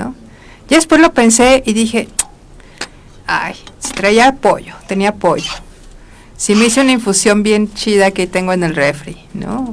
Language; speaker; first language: Spanish; native; Spanish